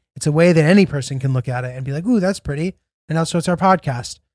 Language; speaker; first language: English; early bilingual, other home language; Italian